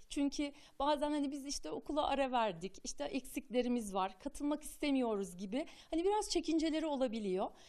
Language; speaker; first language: Turkish; native; Turkish